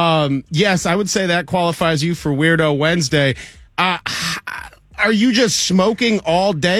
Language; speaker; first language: English; native; English